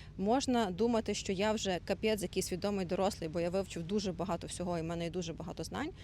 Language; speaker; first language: Ukrainian; non-native, local second language; Russian